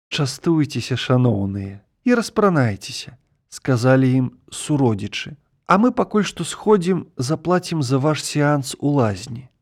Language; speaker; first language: Belarusian; native; Belarusian